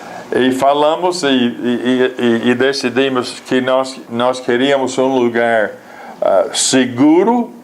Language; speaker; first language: Portuguese; non-native, fluent; English